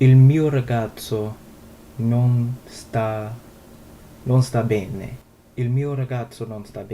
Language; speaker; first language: Italian; non-native, learner; English